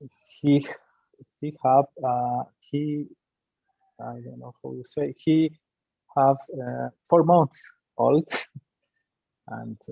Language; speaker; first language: English; non-native, learner; Spanish